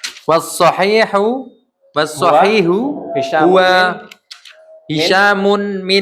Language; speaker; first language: Arabic; non-native, learner; Indonesian